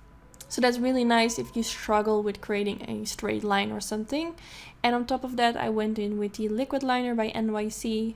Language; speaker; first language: English; non-native, fluent; Dutch